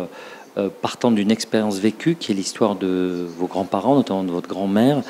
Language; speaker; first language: French; native; French